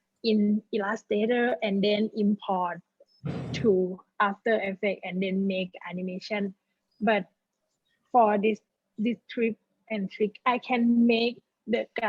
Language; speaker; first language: English; non-native, learner; Thai